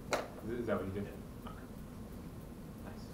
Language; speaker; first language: English; native; English